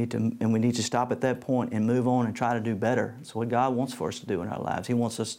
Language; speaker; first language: English; native; English